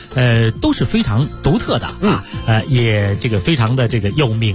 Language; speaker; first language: Chinese; native; Chinese